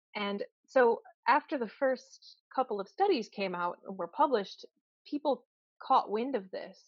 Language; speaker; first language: English; native; English